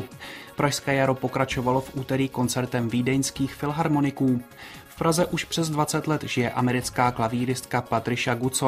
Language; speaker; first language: Czech; native; Czech